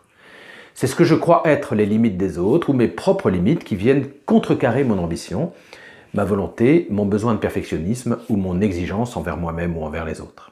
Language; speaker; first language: French; native; French